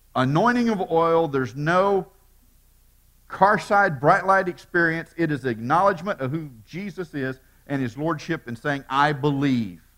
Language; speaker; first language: English; native; English